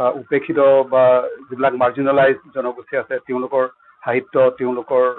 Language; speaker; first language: Assamese; non-native, local second language; Karbi